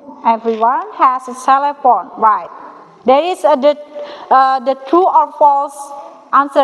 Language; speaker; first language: English; non-native, learner; Indonesian